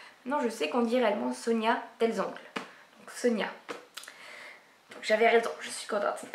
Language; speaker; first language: French; native; French